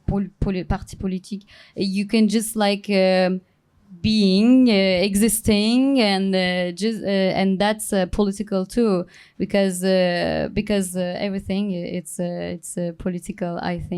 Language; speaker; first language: English; non-native, learner; Turkish